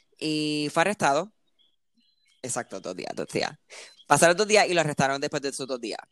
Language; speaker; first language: Spanish; early bilingual, heritage; Spanish